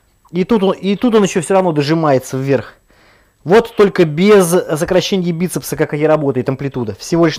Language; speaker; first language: Russian; native; Russian